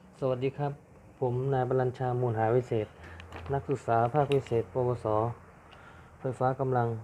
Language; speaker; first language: Thai; native; Thai